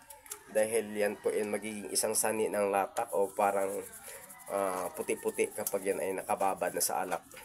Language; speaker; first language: Filipino; native; Filipino